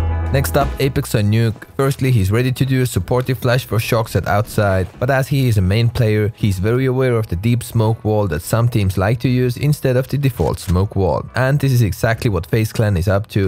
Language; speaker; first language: English; non-native, fluent; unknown